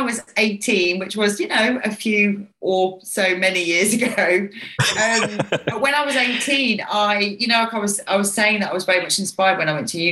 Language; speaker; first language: English; native; English